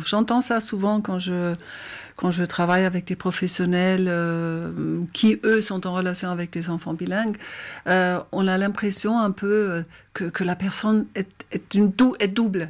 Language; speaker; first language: French; non-native, fluent; German